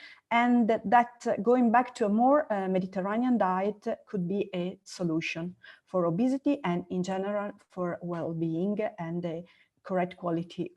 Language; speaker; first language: English; non-native, learner; Italian